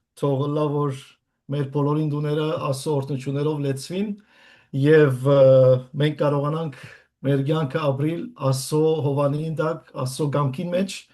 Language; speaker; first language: Armenian; native; Armenian